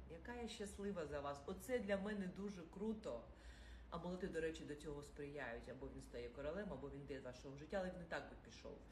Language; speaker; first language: Ukrainian; non-native, local second language; Russian